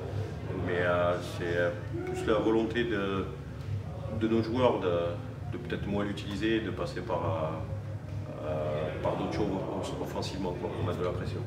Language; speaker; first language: French; native; French